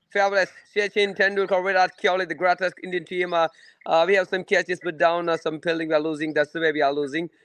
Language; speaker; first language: English; non-native, local second language; Gujarati